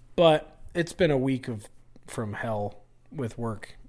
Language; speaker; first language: English; native; English